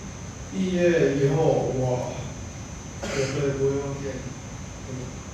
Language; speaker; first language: Chinese; non-native, learner; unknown